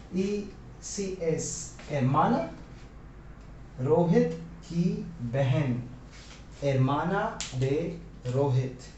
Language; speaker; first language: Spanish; non-native, fluent; Hindi